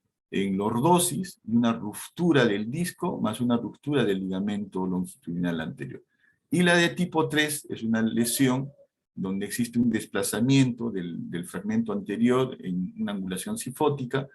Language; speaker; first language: Spanish; native; Spanish